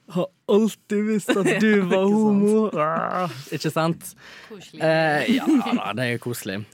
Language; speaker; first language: Norwegian; native; Norwegian